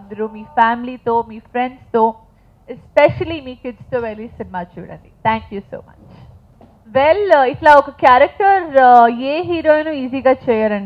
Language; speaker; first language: Telugu; non-native, fluent; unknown